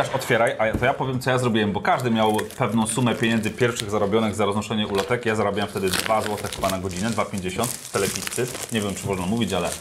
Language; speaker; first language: Polish; native; Polish